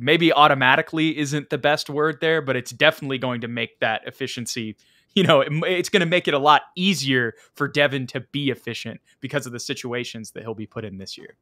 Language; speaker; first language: English; native; English